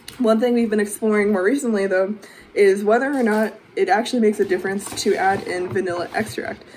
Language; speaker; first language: English; native; English